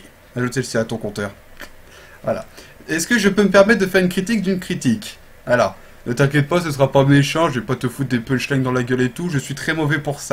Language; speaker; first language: French; native; French